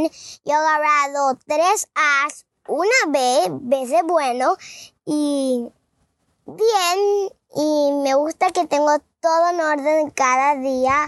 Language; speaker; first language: Spanish; early bilingual, heritage; Spanish